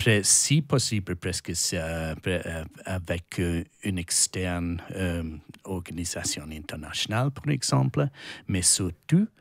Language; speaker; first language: French; non-native, learner; English